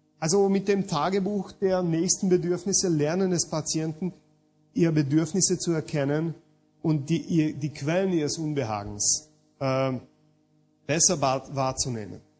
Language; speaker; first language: German; non-native, fluent; Hungarian